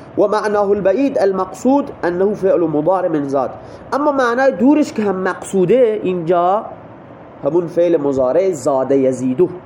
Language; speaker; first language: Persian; non-native, local second language; Baluchi